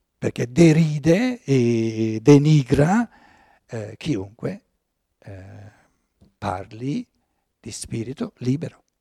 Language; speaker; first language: Italian; non-native, fluent; German